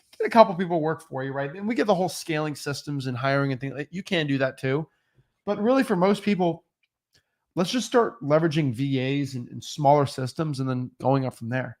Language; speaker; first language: English; native; English